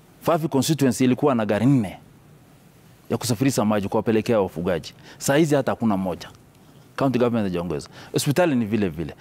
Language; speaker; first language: Swahili; non-native, local second language; Somali